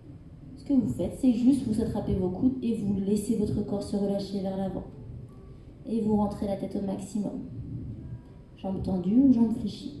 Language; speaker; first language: French; native; French